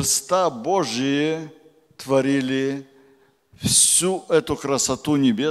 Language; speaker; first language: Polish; non-native, learner; Russian